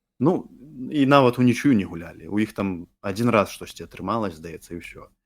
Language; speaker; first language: Belarusian; non-native, local second language; Russian